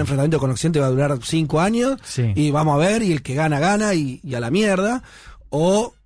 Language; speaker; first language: Spanish; native; Spanish